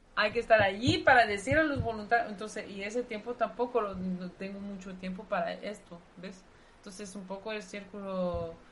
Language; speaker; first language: Spanish; non-native, fluent; Dutch